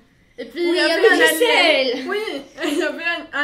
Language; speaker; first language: French; non-native, fluent; Bulgarian